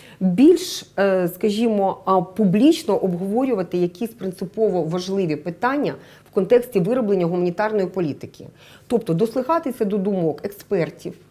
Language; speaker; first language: Ukrainian; native; Ukrainian